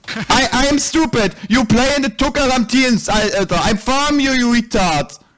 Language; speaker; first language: English; non-native, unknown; German